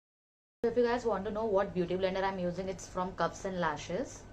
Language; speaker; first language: English; non-native, local second language; Hindi